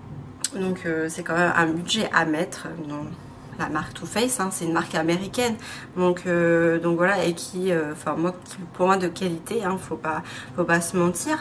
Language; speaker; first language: French; native; French